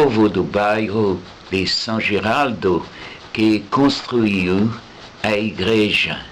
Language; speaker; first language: Portuguese; non-native, fluent; French